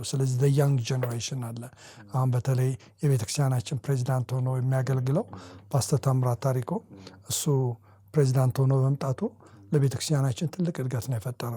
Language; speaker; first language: Amharic; native; Amharic